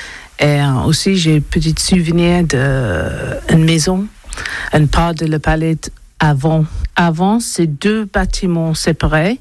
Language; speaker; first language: French; non-native, learner; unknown